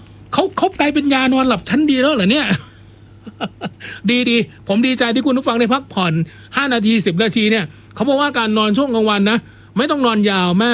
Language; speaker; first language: Thai; non-native, local second language; Northeastern Thai